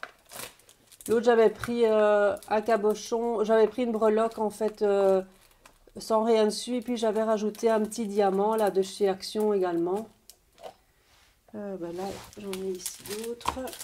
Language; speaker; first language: French; native; French